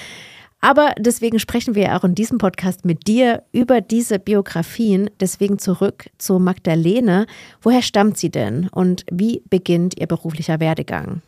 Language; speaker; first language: German; native; German